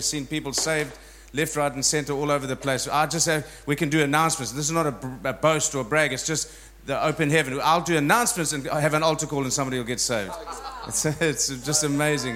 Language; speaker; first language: English; native; English